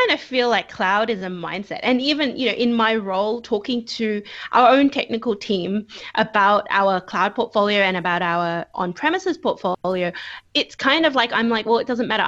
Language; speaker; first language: English; native; English